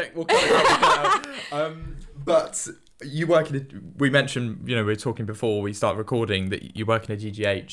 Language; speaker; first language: English; native; English